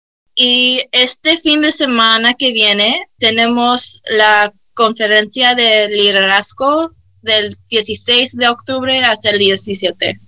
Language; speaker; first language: Spanish; early bilingual, heritage; Spanish